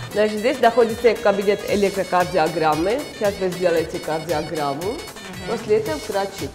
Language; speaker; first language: Russian; non-native, local second language; Armenian